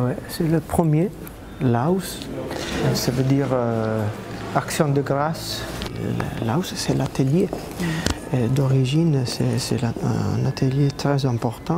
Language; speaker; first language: French; non-native, fluent; Italian